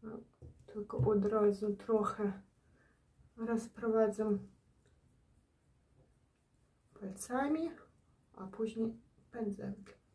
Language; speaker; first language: Polish; non-native, learner; Ukrainian